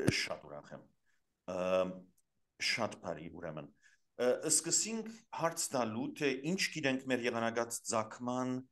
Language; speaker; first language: Armenian; early bilingual, heritage; Armenian